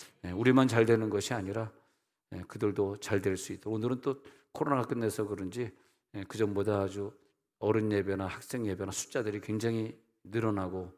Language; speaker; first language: Korean; native; Korean